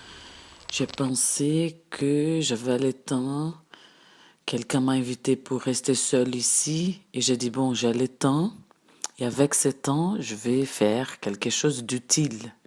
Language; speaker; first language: French; non-native, fluent; Portuguese